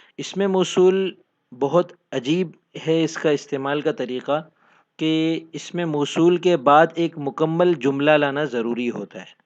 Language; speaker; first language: Urdu; native; Urdu